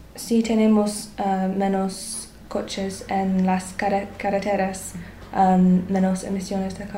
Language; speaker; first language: Spanish; non-native, learner; English